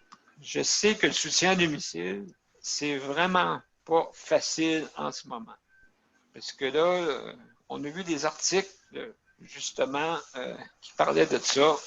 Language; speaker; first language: French; native; French